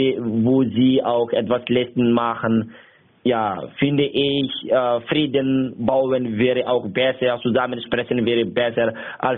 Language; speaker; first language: German; non-native, learner; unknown